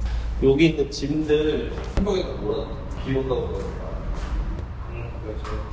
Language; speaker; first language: Korean; native; Korean